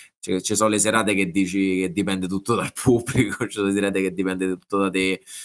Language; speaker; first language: Italian; native; Italian